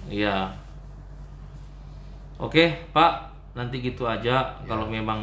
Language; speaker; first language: Indonesian; native; Indonesian